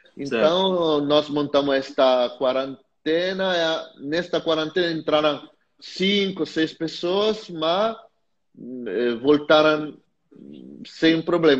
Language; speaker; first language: Portuguese; non-native, fluent; Italian